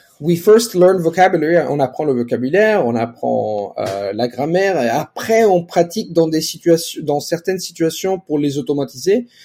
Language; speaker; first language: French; non-native, fluent; Italian